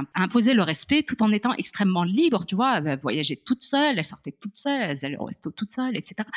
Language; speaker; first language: French; non-native, local second language; Arabic